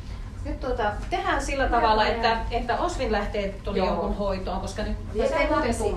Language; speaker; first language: Finnish; native; Finnish